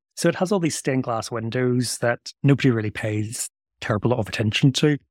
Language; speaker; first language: English; native; English